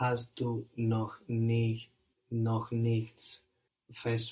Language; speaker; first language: German; non-native, learner; English